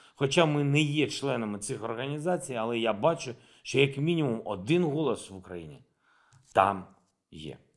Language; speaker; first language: Ukrainian; non-native, local second language; Russian